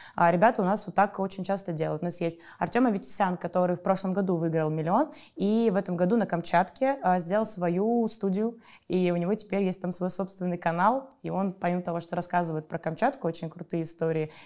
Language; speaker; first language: Russian; native; Russian